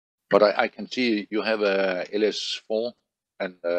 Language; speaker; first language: English; non-native, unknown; Danish